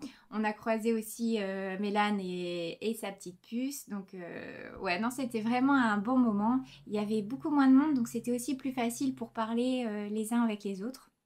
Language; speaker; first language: French; native; French